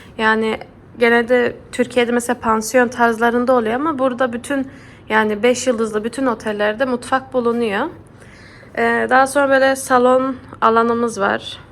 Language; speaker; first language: Turkish; early bilingual, heritage; Turkish